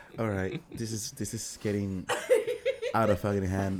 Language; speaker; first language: English; non-native, local second language; Spanish